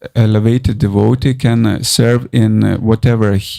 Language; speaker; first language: English; non-native, learner; Lithuanian